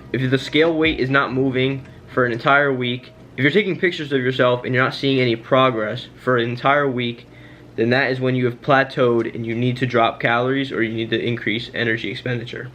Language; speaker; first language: English; native; English